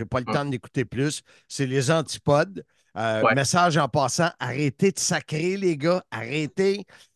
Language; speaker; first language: French; native; French